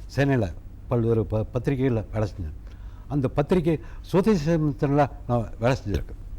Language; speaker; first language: Tamil; native; Tamil